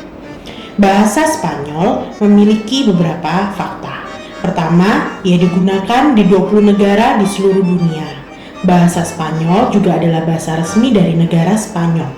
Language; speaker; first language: Indonesian; native; Indonesian